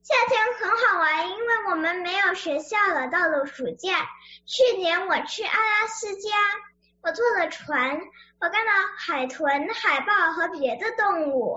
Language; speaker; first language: Chinese; early bilingual, heritage; Chinese